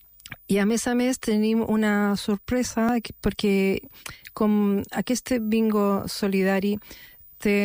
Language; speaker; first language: Catalan; non-native, local second language; Spanish